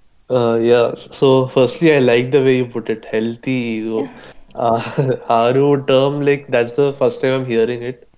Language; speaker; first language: English; non-native, local second language; Malayalam